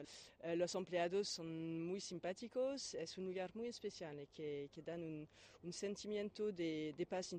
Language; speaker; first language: Spanish; non-native, fluent; French